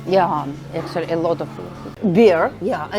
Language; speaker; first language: English; non-native, learner; Russian